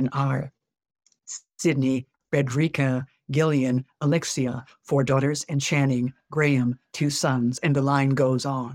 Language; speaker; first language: English; native; English